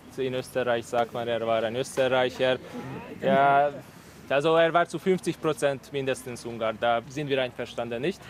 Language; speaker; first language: German; non-native, fluent; Hungarian